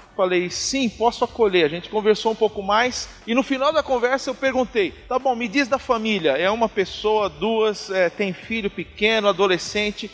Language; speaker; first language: Portuguese; native; Portuguese